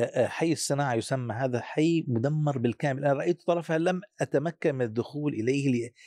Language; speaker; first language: Arabic; native; Arabic